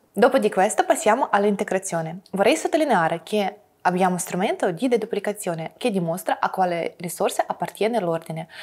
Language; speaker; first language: Italian; non-native, fluent; Russian